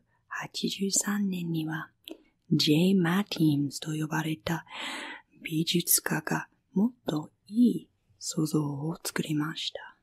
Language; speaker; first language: Japanese; non-native, fluent; English